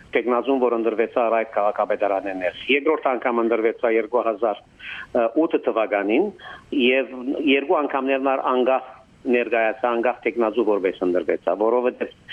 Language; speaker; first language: Armenian; early bilingual, heritage; Armenian